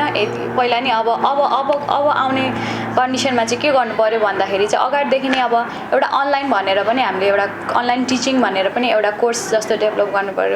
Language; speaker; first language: Nepali; native; Nepali